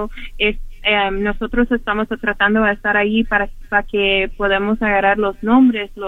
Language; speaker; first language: Spanish; early bilingual, heritage; Spanish